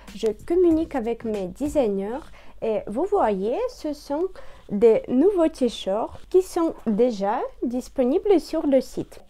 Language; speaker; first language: French; non-native, learner; Russian